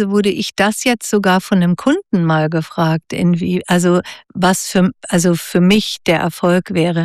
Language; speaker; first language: German; native; German